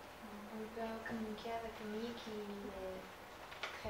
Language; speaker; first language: French; non-native, learner; Russian